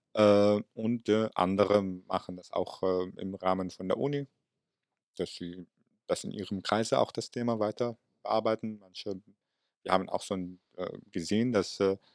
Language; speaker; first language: German; non-native, fluent; Arabic